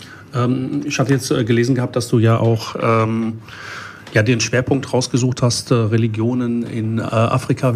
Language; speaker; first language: German; early bilingual, other home language; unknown